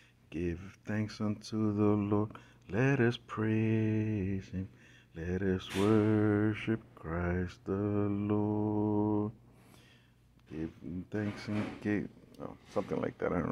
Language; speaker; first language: English; native; English